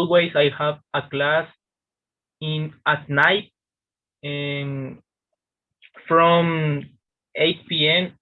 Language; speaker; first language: English; non-native, learner; Spanish